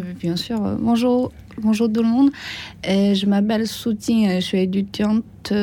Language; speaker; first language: French; non-native, learner; Chinese